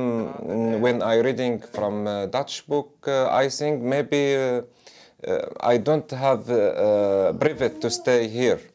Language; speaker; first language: English; non-native, learner; Arabic